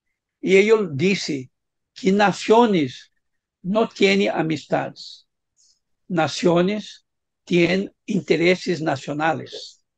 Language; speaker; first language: Spanish; non-native, fluent; Portuguese